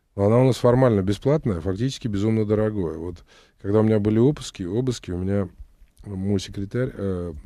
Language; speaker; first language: Russian; native; Russian